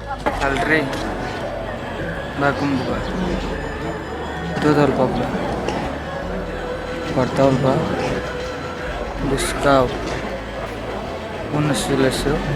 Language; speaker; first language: Catalan; non-native, learner; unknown